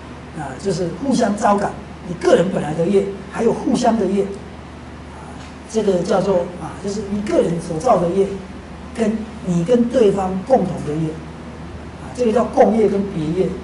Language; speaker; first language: Chinese; native; Chinese